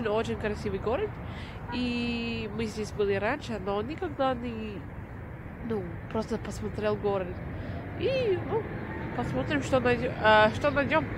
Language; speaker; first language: Russian; non-native, fluent; English